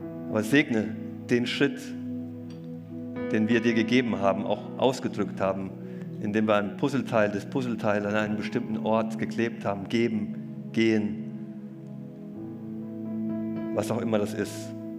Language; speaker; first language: German; native; German